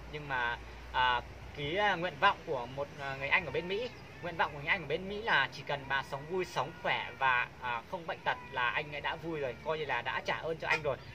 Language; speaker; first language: Vietnamese; non-native, local second language; Hmong